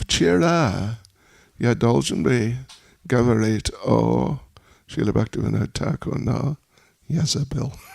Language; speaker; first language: Russian; non-native, learner; English